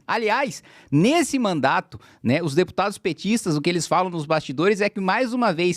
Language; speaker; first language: Portuguese; native; Portuguese